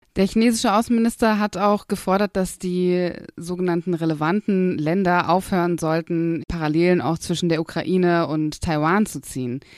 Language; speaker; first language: German; native; German